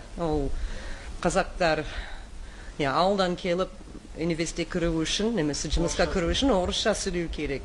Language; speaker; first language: Kazakh; non-native, fluent; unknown